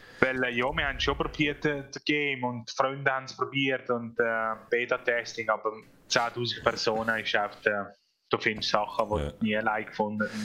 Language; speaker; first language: German; non-native, fluent; Italian